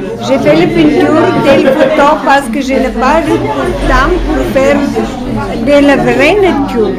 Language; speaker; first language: French; non-native, learner; Bulgarian